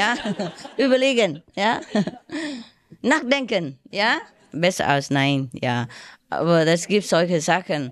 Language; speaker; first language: German; non-native, learner; Vietnamese